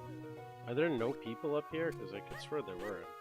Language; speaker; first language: English; native; English